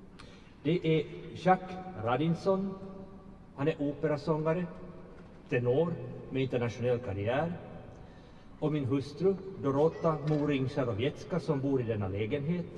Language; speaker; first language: Swedish; native; Swedish